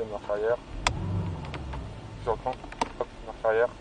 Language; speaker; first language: French; native; French